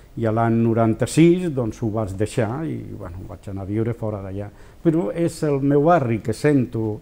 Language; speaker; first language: Catalan; non-native, local second language; Spanish